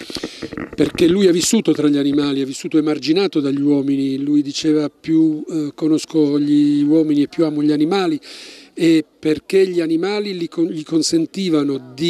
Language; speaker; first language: Italian; native; Italian